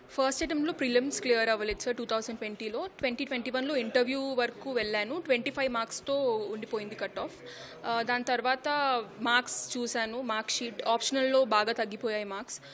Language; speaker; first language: Telugu; non-native, local second language; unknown